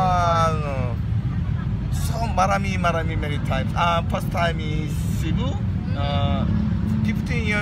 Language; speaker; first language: English; non-native, learner; Korean